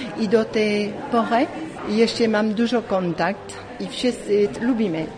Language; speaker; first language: Polish; early bilingual, heritage; Polish